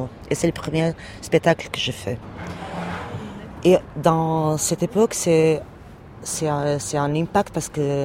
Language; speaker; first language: French; non-native, learner; Portuguese